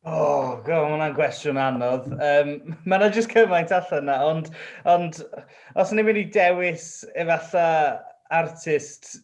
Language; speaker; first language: Welsh; non-native, local second language; English